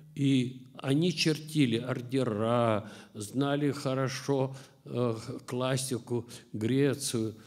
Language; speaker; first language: Russian; native; Russian